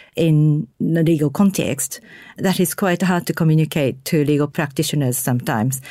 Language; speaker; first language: English; non-native, fluent; Japanese